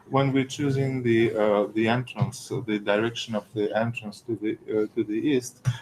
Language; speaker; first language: English; non-native, fluent; Russian